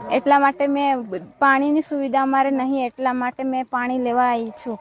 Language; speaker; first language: Gujarati; non-native, local second language; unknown